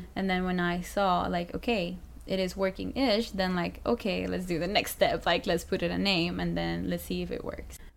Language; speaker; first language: English; non-native, fluent; Spanish